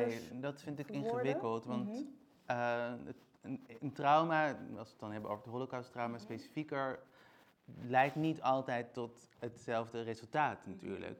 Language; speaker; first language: Dutch; native; Dutch